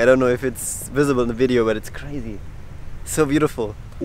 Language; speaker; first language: English; non-native, fluent; German